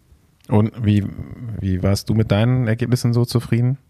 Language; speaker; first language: German; native; German